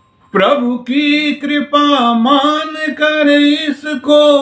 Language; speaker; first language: Hindi; native; Hindi